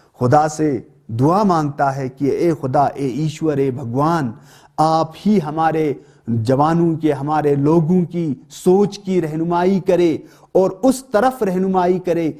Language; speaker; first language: Hindi; non-native, local second language; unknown